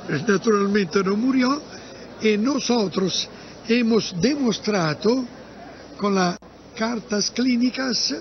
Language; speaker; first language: Spanish; non-native, fluent; Italian